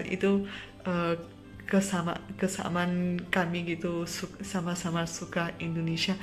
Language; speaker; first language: Indonesian; non-native, fluent; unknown